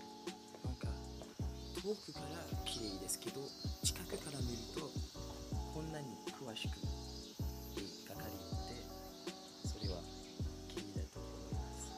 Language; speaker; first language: Japanese; non-native, fluent; French